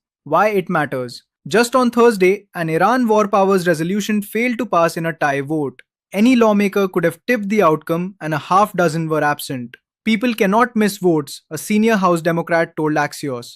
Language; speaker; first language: English; native; English